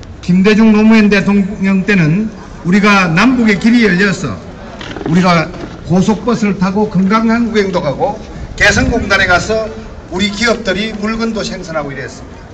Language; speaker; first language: Korean; native; Korean